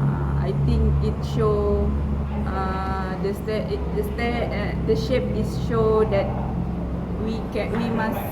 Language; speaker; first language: English; non-native, learner; Malay